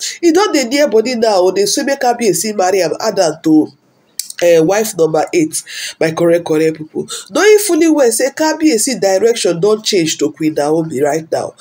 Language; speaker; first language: Nigerian Pidgin; non-native, local second language; Yoruba